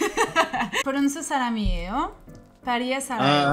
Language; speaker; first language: Korean; non-native, learner; French